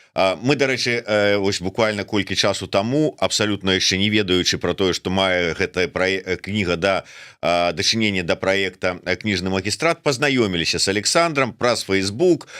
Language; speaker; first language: Belarusian; non-native, local second language; Russian